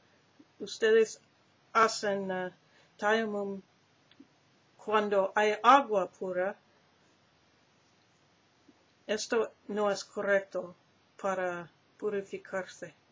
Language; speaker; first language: Spanish; non-native, learner; English